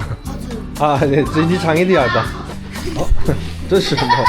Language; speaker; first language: Chinese; non-native, learner; Korean